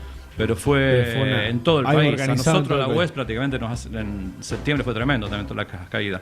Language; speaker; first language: Spanish; native; Spanish